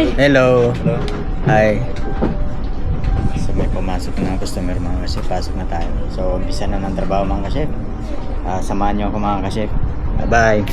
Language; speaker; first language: Filipino; non-native, local second language; Hiligaynon